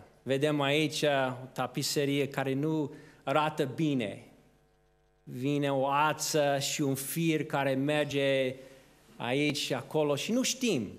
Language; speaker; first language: Romanian; non-native, fluent; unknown